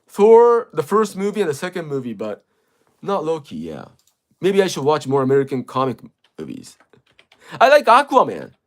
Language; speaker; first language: English; non-native, fluent; Japanese